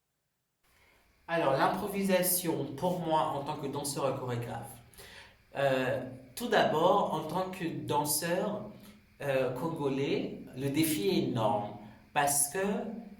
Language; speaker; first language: French; non-native, local second language; Swahili